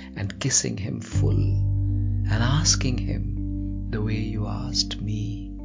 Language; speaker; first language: English; non-native, local second language; Hindi